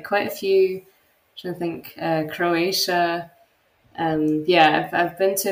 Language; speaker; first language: English; native; English